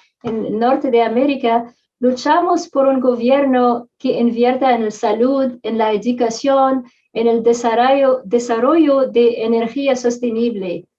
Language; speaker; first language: Spanish; non-native, fluent; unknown